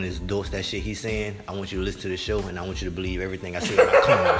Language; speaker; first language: English; native; English